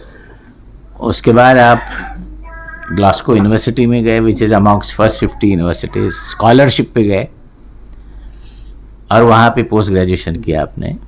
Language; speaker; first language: Hindi; native; Hindi